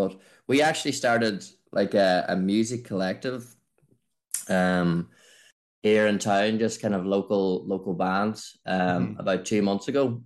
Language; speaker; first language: English; native; English